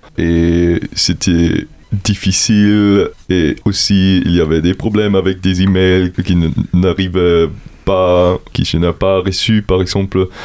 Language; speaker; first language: French; non-native, learner; German